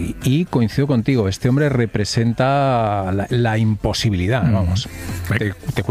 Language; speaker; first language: Spanish; native; Spanish